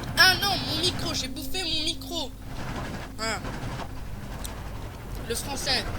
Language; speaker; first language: French; native; French